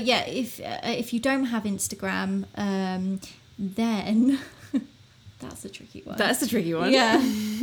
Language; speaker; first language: English; native; English